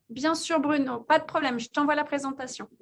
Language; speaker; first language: French; native; French